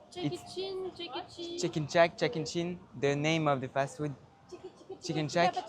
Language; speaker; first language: English; non-native, learner; French